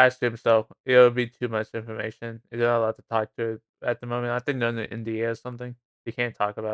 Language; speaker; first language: English; native; English